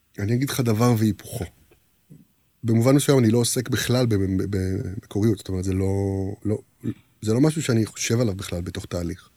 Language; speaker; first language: Hebrew; native; Hebrew